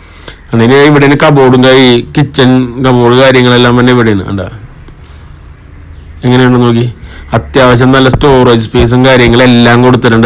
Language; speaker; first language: Malayalam; native; Malayalam